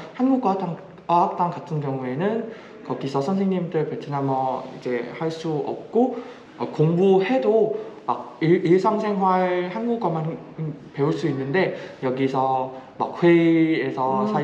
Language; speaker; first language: Korean; non-native, fluent; Vietnamese